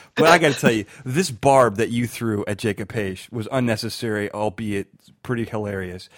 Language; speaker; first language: English; native; English